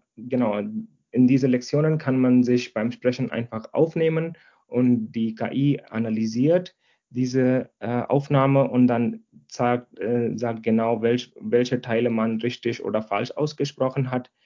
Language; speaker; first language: German; non-native, fluent; Hindi